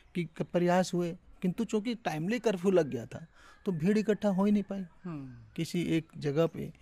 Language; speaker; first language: Hindi; native; Hindi